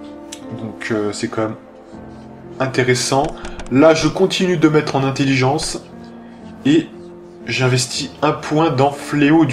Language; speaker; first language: French; native; French